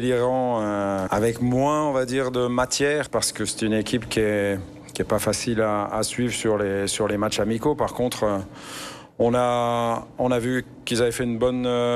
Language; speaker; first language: French; native; French